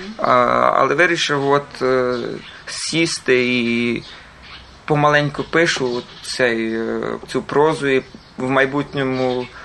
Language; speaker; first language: Ukrainian; early bilingual, heritage; Croatian